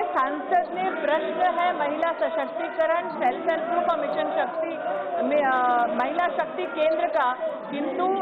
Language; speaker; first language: Hindi; native; Hindi